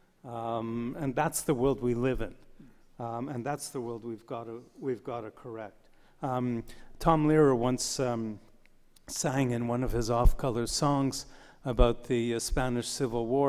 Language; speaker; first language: English; native; English